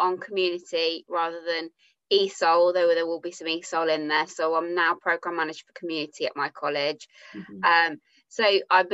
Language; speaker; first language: English; native; English